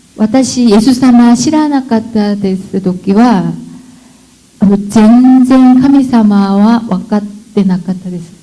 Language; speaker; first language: Japanese; non-native, learner; Korean